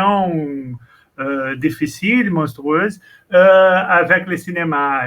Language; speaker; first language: French; non-native, learner; Portuguese